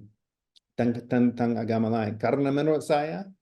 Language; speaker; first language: Indonesian; non-native, fluent; English